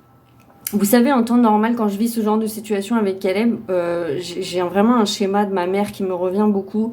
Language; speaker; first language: French; native; French